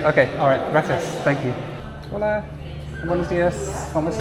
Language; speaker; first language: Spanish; non-native, learner; English